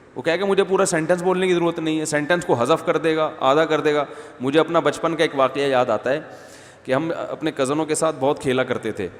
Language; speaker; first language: Urdu; native; Urdu